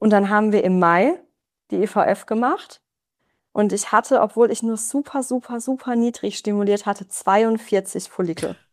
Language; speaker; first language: German; native; German